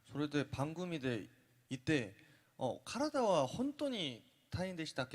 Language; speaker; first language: Japanese; non-native, learner; Korean